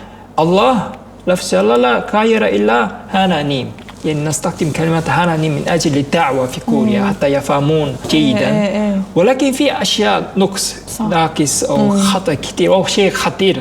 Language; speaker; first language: Arabic; non-native, fluent; Korean